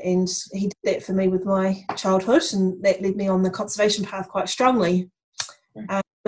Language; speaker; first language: English; native; English